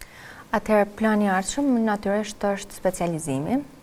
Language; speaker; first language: Albanian; native; Albanian